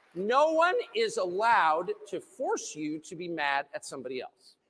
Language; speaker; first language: English; native; English